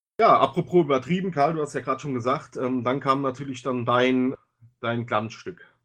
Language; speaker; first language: German; native; German